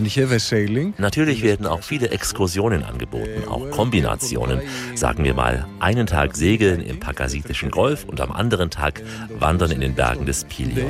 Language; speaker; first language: German; native; German